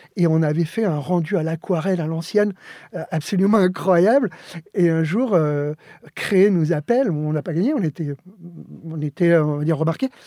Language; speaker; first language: French; early bilingual, other home language; Spanish